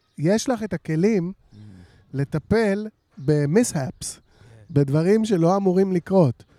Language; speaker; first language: Hebrew; native; Hebrew